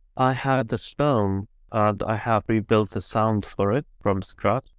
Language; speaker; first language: English; non-native, fluent; Arabic